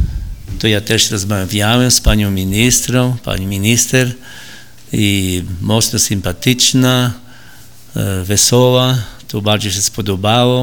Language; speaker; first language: Polish; early bilingual, heritage; Polish